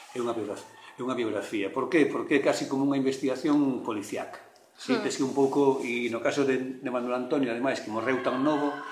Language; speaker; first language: Galician; non-native, local second language; Spanish